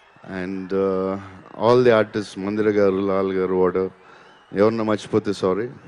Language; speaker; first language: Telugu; native; Telugu